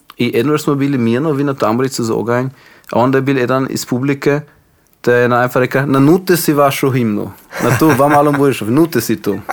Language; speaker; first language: Slovenian; non-native, learner; Croatian